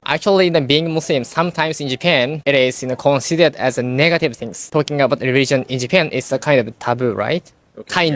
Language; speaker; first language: English; non-native, fluent; Japanese